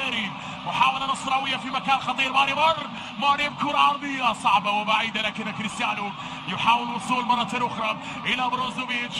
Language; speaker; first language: Arabic; native; Arabic